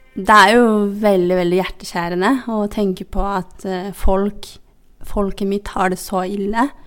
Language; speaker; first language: Norwegian; non-native, fluent; Hazaragi